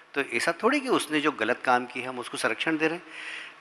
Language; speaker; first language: Hindi; native; Hindi